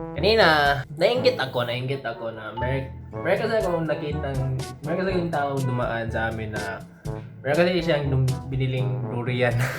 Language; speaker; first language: Filipino; non-native, local second language; Cebuano